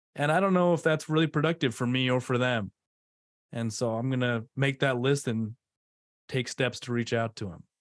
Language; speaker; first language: English; native; English